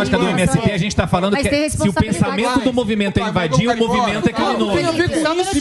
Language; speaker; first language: Portuguese; native; Portuguese